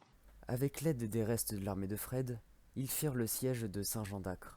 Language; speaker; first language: French; native; French